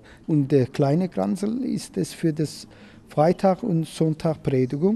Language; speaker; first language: German; non-native, learner; Turkish